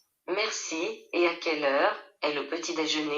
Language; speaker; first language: French; native; French